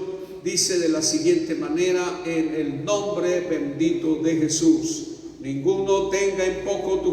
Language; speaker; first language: Spanish; native; Spanish